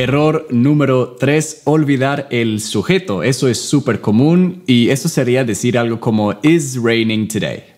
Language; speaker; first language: Spanish; non-native, fluent; English